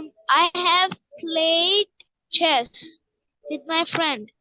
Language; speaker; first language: English; non-native, learner; Tamil